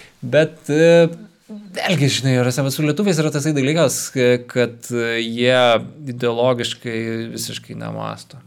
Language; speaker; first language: Lithuanian; native; Lithuanian